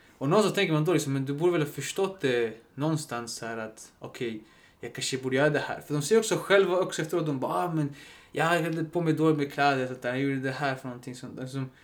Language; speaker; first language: Swedish; early bilingual, other home language; Spanish